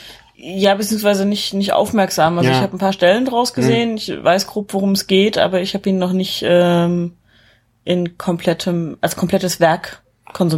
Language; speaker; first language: German; native; German